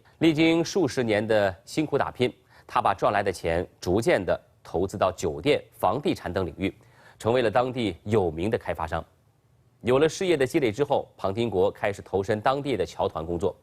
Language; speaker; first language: Chinese; native; Chinese